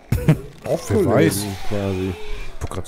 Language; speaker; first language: German; native; German